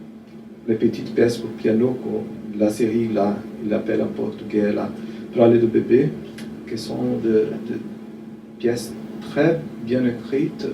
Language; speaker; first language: French; non-native, fluent; Portuguese